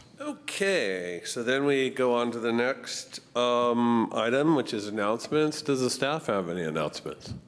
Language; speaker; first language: English; native; English